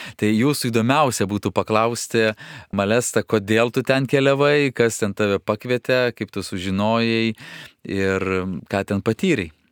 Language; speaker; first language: Lithuanian; native; Lithuanian